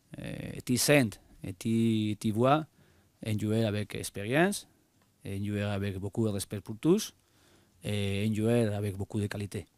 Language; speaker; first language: French; non-native, learner; Spanish